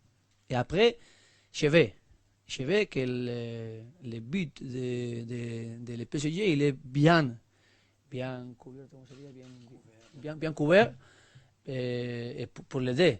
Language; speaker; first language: French; non-native, learner; Spanish